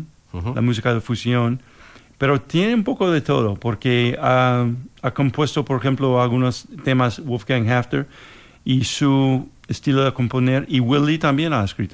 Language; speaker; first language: Spanish; non-native, fluent; English